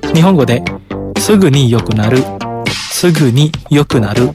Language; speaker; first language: Japanese; non-native, fluent; Indonesian